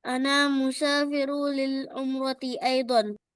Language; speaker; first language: Arabic; non-native, learner; Indonesian